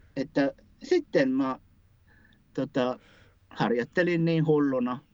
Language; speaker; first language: Finnish; non-native, fluent; Japanese